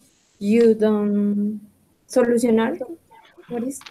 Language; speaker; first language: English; non-native, learner; Spanish